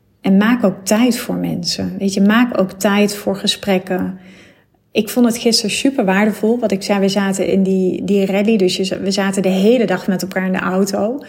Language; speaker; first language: Dutch; native; Dutch